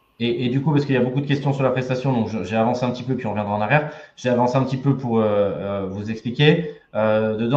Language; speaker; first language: French; native; French